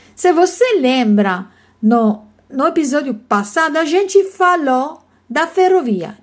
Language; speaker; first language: Portuguese; non-native, learner; Italian